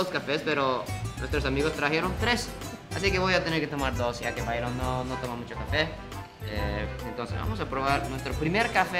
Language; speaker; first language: Spanish; non-native, fluent; Japanese